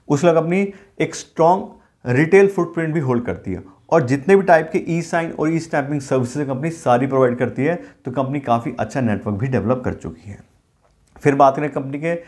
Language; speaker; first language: Hindi; native; Hindi